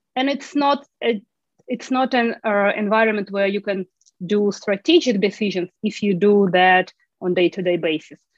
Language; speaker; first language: English; non-native, fluent; Ukrainian